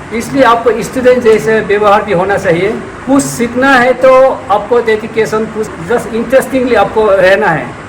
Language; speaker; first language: Hindi; non-native, local second language; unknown